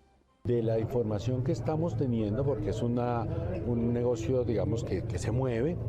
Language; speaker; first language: Spanish; native; Spanish